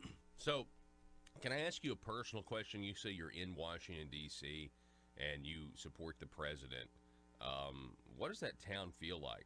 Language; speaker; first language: English; native; English